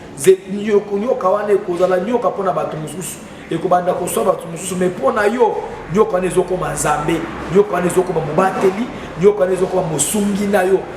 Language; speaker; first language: Lingala; native; Lingala